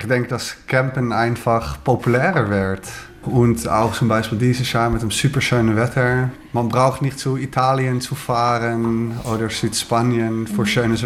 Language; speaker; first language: German; non-native, learner; Dutch